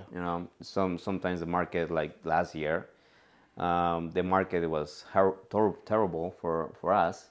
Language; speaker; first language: English; non-native, fluent; Spanish